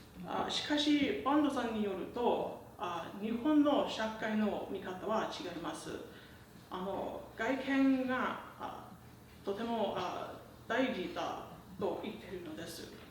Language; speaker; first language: Japanese; non-native, learner; English